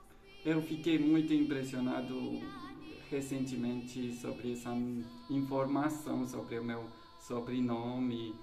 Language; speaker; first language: Portuguese; non-native, fluent; Romanian